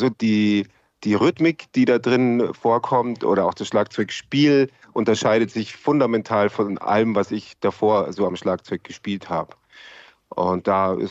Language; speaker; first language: German; native; German